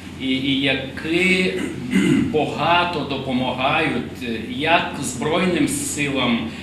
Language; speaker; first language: Ukrainian; non-native, fluent; Lithuanian